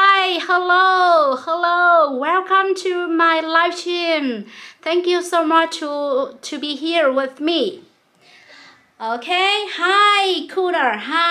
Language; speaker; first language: English; non-native, local second language; Vietnamese